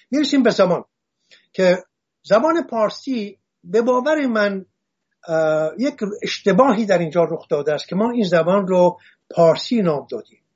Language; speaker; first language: Persian; non-native, local second language; Assyrian Neo-Aramaic